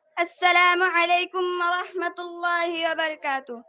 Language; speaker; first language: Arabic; non-native, learner; Bangla